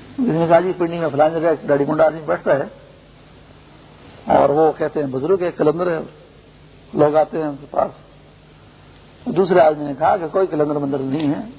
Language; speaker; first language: Urdu; non-native, local second language; Pashto